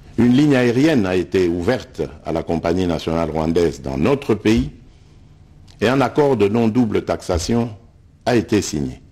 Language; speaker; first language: French; non-native, local second language; Luba-Lulua